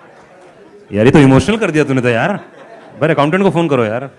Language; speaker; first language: Hindi; native; Hindi